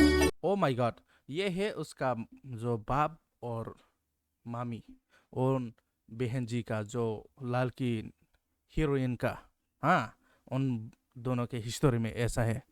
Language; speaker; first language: Hindi; non-native, local second language; Kok Borok